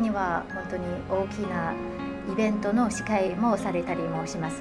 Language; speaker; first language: Japanese; non-native, fluent; Chinese